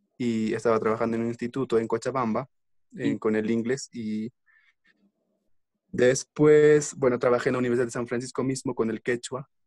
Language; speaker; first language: Spanish; native; Spanish